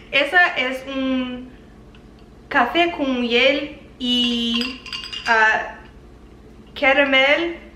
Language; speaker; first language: Spanish; non-native, learner; English